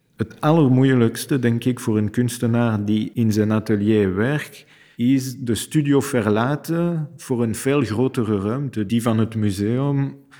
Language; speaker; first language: Dutch; non-native, fluent; French